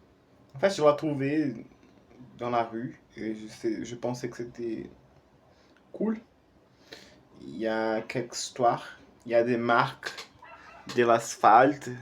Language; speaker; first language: French; non-native, fluent; Portuguese